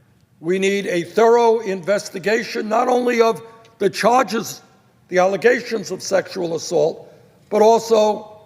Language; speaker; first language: English; native; English